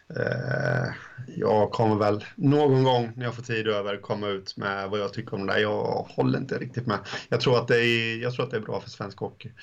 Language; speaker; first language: Swedish; native; Swedish